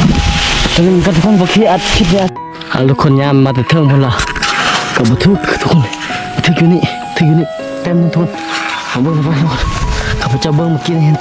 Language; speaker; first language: Thai; non-native, local second language; Lao